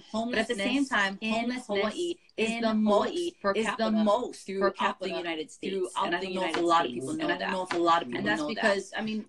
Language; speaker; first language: English; native; English